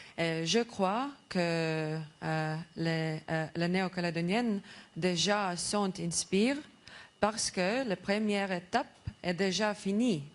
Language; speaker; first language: French; non-native, learner; Estonian